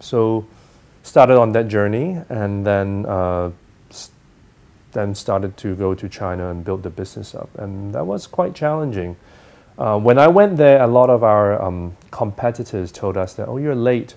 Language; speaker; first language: English; non-native, local second language; Cantonese